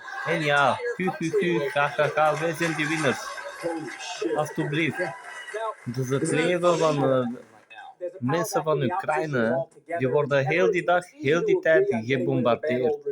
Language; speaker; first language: Dutch; non-native, fluent; Bulgarian